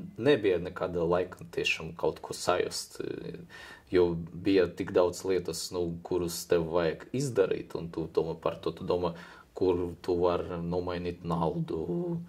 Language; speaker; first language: Latvian; non-native, local second language; Russian